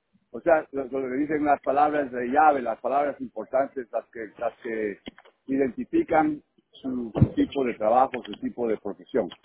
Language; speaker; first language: Spanish; early bilingual, heritage; Spanish